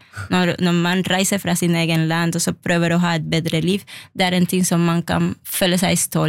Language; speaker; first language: Norwegian; non-native, fluent; Spanish